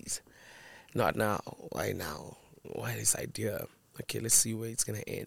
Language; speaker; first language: English; non-native, local second language; Zulu